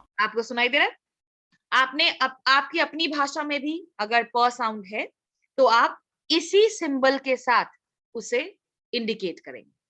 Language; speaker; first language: Hindi; non-native, local second language; Assamese